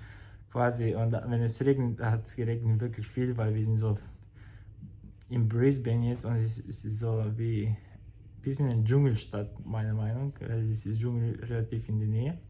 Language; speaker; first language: German; non-native, fluent; Croatian